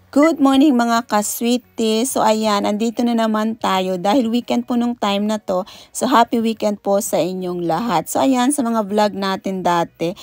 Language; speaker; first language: Filipino; native; Filipino